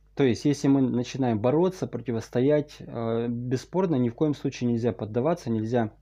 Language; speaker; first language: Russian; native; Russian